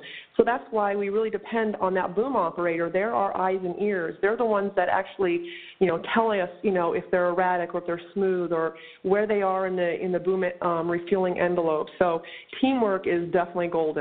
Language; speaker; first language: English; native; English